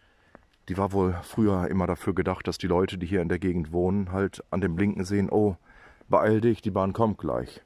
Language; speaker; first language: German; native; German